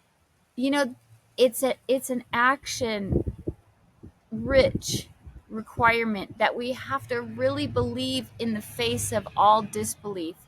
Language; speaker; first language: English; native; English